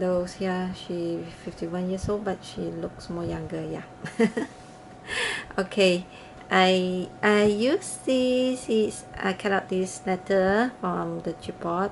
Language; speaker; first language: English; non-native, learner; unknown